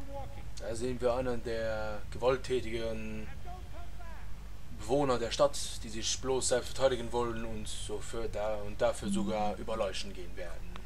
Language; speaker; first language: German; native; German